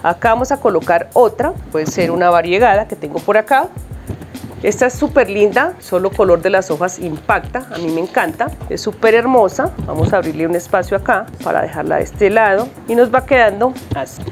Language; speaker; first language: Spanish; native; Spanish